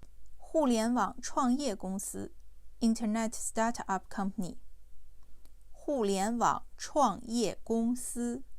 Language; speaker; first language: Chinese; non-native, fluent; Urdu